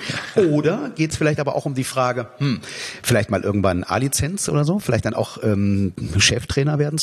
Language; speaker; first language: German; native; German